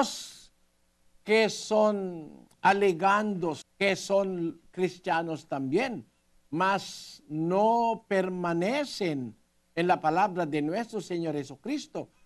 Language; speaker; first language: Spanish; non-native, learner; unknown